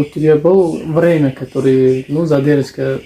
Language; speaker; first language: Russian; non-native, learner; Tajik